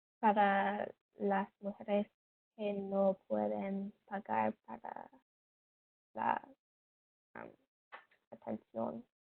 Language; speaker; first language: Spanish; non-native, learner; English